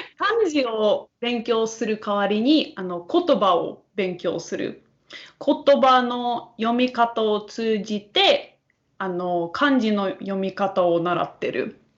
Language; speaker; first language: Japanese; non-native, fluent; English